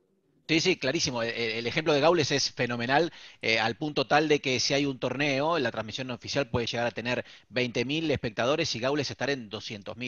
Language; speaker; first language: Spanish; native; Spanish